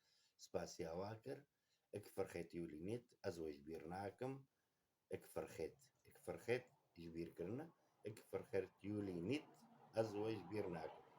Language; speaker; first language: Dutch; non-native, learner; Kurdish